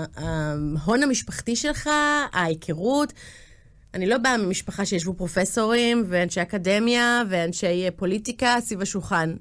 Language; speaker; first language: Hebrew; early bilingual, other home language; English